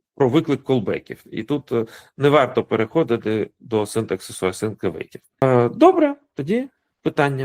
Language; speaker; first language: Ukrainian; non-native, local second language; Russian